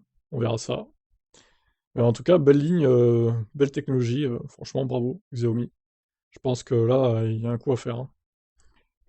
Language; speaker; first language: French; native; French